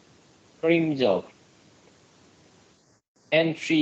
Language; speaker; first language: English; non-native, learner; Vietnamese